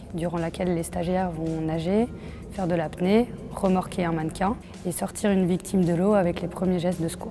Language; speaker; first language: French; native; French